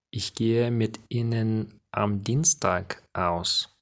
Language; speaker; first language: German; non-native, fluent; Ukrainian